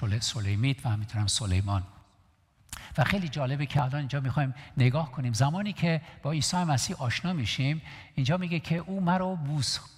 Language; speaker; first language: Persian; non-native, local second language; Armenian